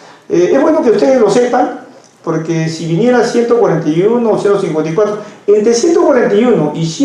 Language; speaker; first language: Spanish; native; Spanish